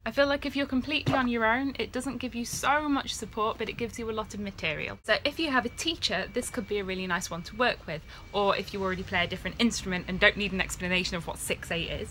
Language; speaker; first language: English; native; English